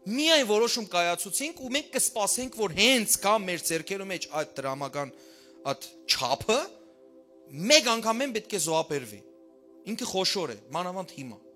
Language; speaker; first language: Armenian; early bilingual, heritage; Armenian